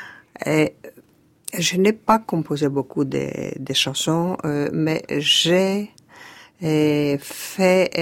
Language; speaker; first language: French; non-native, fluent; Greek